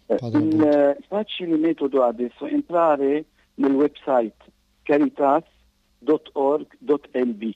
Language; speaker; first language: Italian; non-native, fluent; Arabic